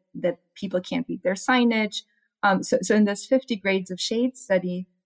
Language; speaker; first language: English; non-native, fluent; German